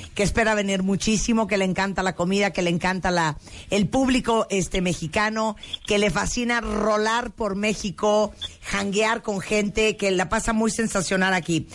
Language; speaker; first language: Spanish; native; Spanish